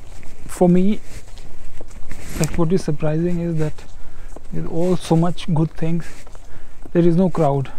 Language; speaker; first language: English; non-native, local second language; Hindi